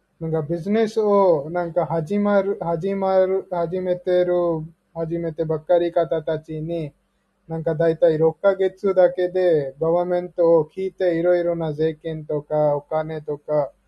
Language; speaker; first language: Japanese; non-native, learner; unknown